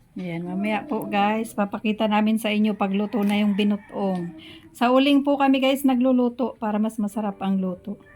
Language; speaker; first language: Filipino; non-native, local second language; Bikol